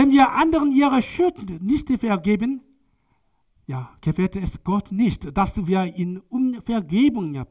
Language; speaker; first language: German; non-native, learner; Korean